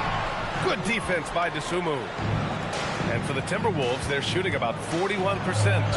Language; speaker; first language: English; native; English